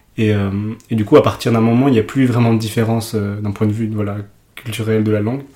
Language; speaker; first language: French; early bilingual, other home language; Urdu